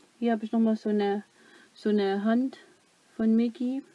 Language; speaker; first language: German; non-native, learner; Dutch